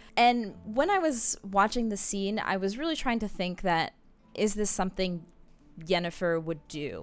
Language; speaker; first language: English; native; English